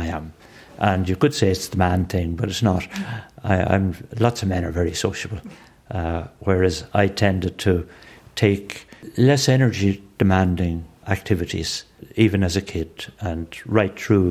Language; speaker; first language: English; native; English